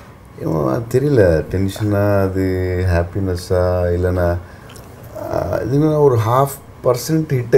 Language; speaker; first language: Tamil; non-native, learner; Telugu